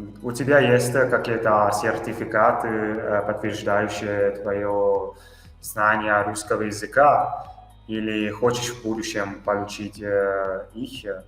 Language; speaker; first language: Russian; non-native, fluent; Italian